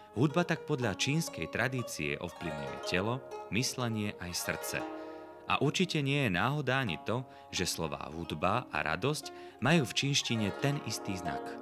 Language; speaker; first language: Slovak; native; Slovak